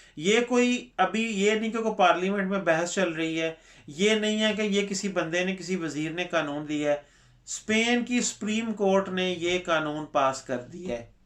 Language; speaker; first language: Urdu; non-native, local second language; Punjabi